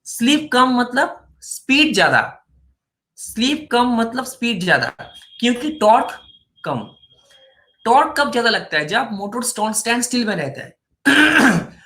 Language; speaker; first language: Hindi; non-native, local second language; Bangla